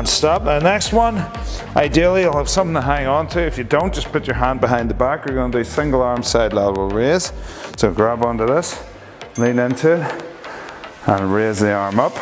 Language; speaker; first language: English; native; English